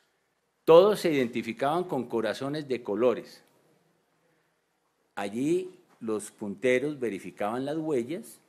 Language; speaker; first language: Spanish; native; Spanish